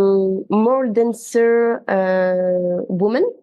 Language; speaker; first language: English; non-native, learner; French